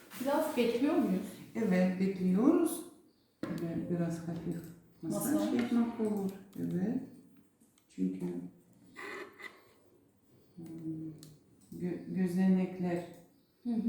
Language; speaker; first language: Turkish; non-native, learner; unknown